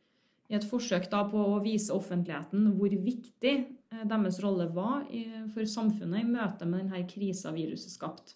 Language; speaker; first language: Norwegian; native; Norwegian